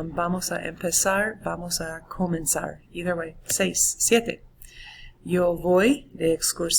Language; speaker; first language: Spanish; non-native, fluent; English